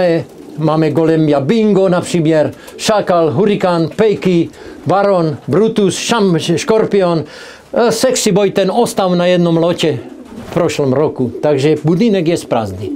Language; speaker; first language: Polish; non-native, learner; Czech